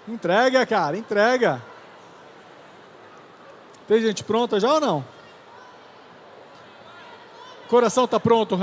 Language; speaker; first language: Portuguese; native; Portuguese